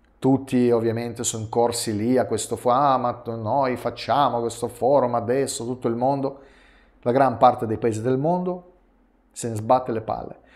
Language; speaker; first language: Italian; non-native, fluent; Russian